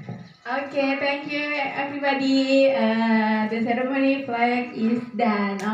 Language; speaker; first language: English; non-native, learner; Indonesian